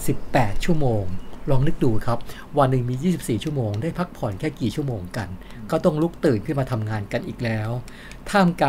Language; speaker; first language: Thai; native; Thai